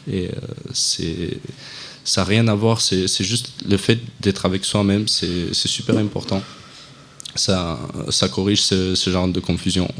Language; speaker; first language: French; non-native, fluent; Romanian